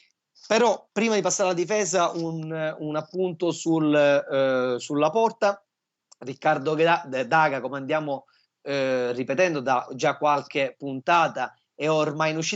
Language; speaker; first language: Italian; native; Italian